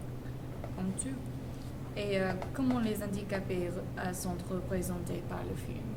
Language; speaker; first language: French; non-native, learner; English